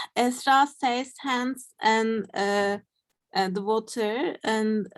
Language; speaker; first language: English; non-native, fluent; Turkish